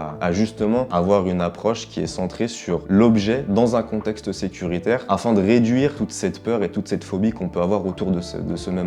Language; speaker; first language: French; native; French